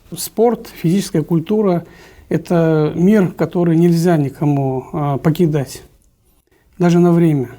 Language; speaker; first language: Russian; non-native, local second language; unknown